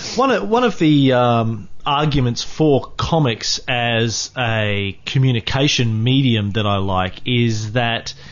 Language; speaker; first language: English; native; English